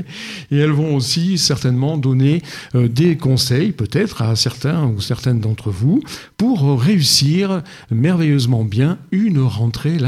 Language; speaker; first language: French; native; French